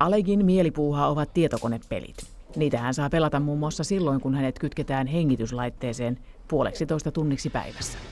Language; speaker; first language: Finnish; native; Finnish